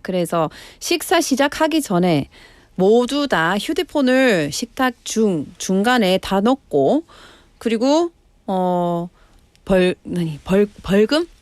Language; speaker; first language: Korean; non-native, learner; English